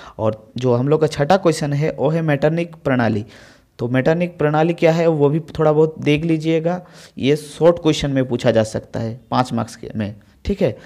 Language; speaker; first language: Hindi; native; Hindi